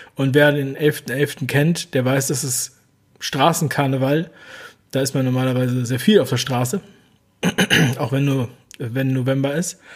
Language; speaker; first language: German; native; German